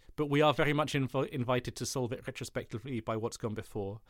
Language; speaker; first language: English; native; English